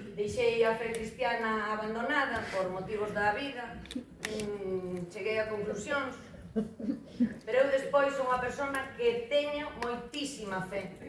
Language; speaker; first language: Galician; non-native, local second language; Spanish